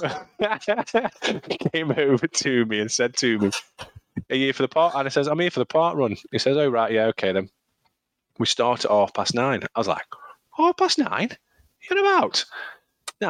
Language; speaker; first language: English; native; English